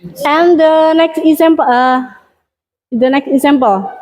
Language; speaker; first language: English; non-native, learner; Indonesian